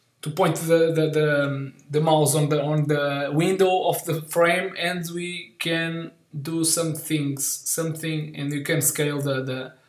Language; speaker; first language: English; non-native, learner; Portuguese